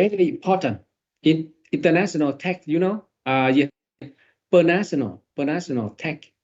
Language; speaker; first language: English; non-native, learner; Vietnamese